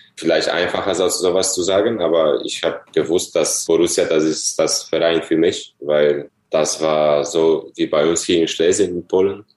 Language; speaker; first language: German; non-native, fluent; Polish